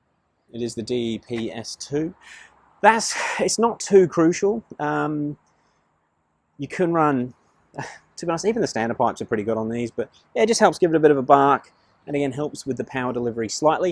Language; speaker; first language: English; native; English